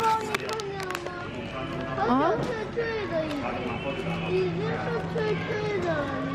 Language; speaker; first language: Chinese; early bilingual, heritage; Chinese